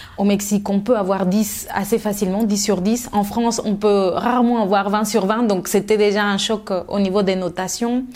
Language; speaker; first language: French; non-native, fluent; Spanish